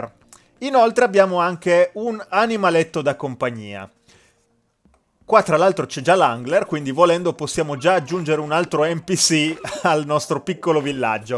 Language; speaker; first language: Italian; native; Italian